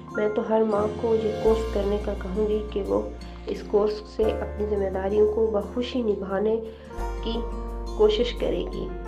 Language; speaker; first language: Urdu; native; Urdu